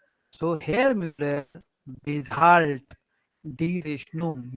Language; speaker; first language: German; non-native, fluent; Marathi